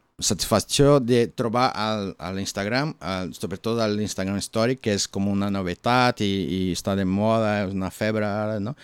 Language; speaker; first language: Catalan; non-native, learner; Portuguese